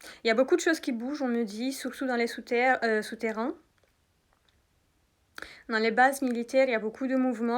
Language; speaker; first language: French; native; French